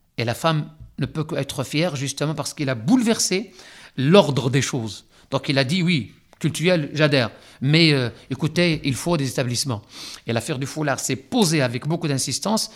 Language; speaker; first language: French; non-native, local second language; Arabic